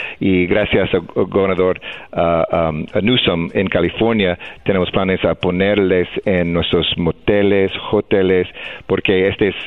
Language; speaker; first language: Spanish; non-native, fluent; English